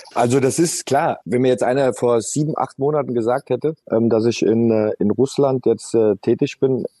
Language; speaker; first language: German; native; German